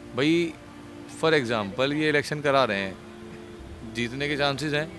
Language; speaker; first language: Hindi; native; Hindi